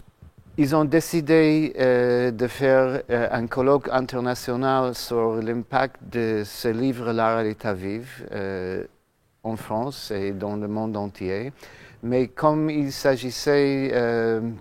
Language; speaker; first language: French; non-native, fluent; English